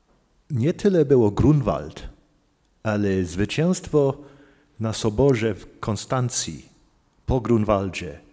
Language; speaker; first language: Polish; non-native, fluent; English